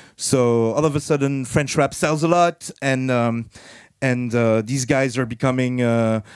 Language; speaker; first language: English; non-native, fluent; French